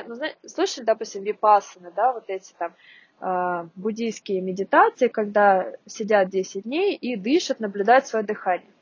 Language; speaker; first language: Russian; native; Russian